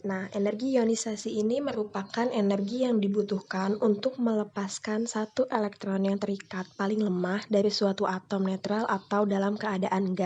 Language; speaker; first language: Indonesian; native; Indonesian